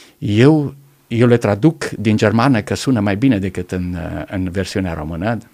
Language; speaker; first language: Romanian; non-native, local second language; German